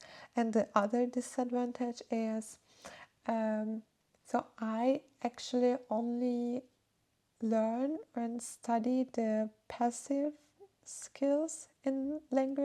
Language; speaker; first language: English; non-native, fluent; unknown